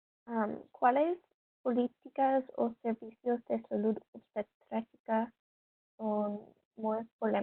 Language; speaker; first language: Spanish; non-native, learner; English